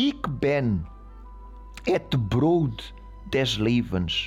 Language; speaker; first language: Dutch; non-native, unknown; Portuguese